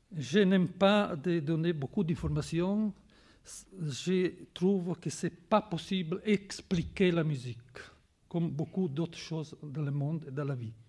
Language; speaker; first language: French; non-native, fluent; Italian